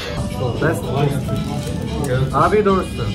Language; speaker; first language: Turkish; non-native, learner; Korean